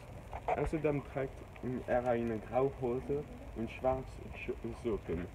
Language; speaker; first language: German; non-native, learner; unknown